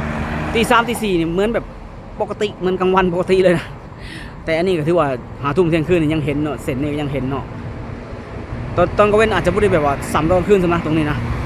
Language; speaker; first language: Thai; non-native, local second language; Northeastern Thai